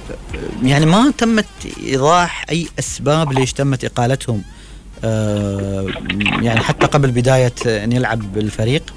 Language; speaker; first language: Arabic; native; Arabic